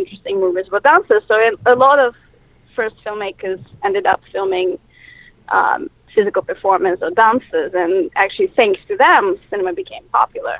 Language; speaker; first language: English; non-native, fluent; Russian